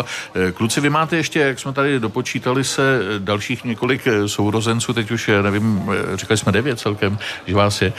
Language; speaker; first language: Czech; native; Czech